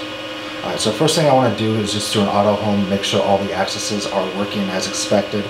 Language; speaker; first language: English; native; English